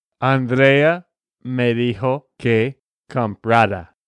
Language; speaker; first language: Spanish; non-native, fluent; English